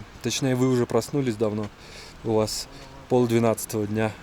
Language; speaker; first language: Russian; native; Russian